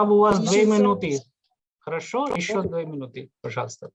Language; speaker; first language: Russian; non-native, fluent; Hindi